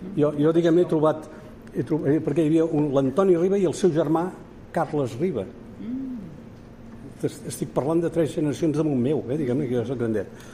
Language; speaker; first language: Catalan; native; Catalan